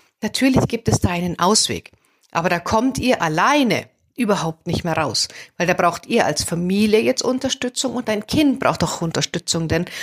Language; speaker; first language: German; native; German